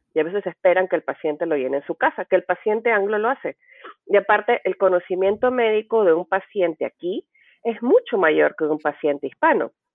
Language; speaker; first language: Spanish; native; Spanish